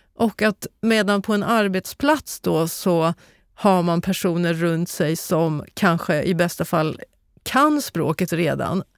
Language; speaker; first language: Swedish; native; Swedish